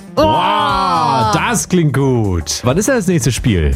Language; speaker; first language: German; native; German